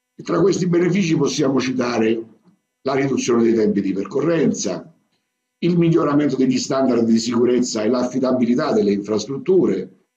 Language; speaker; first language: Italian; native; Italian